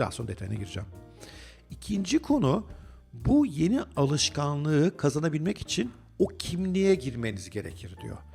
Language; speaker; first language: Turkish; native; Turkish